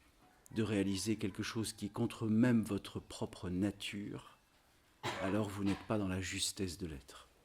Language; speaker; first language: French; native; French